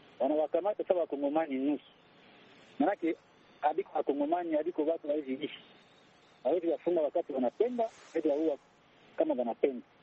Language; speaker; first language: Swahili; non-native, local second language; Kinyarwanda